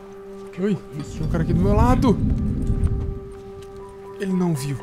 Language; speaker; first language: Portuguese; native; Portuguese